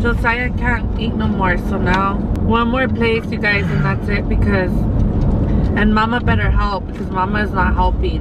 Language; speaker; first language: English; early bilingual, other home language; Spanish